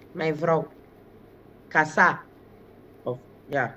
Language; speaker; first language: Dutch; non-native, local second language; Papiamento